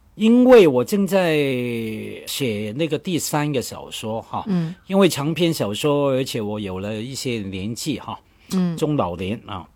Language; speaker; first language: Chinese; non-native, local second language; Cantonese